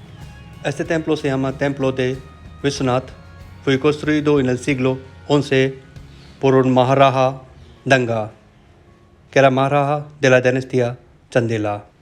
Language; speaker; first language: Spanish; non-native, learner; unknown